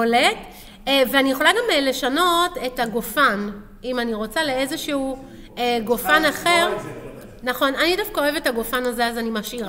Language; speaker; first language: Hebrew; native; Hebrew